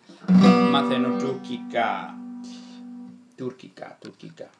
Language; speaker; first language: Greek; non-native, fluent; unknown